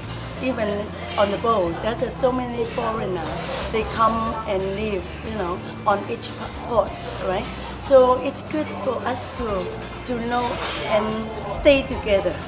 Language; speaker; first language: English; non-native, fluent; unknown